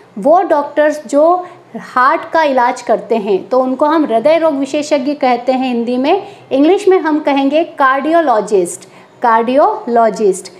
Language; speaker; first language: Hindi; native; Hindi